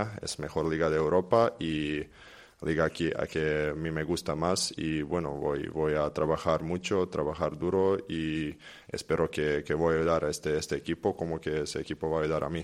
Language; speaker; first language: Spanish; non-native, fluent; Serbian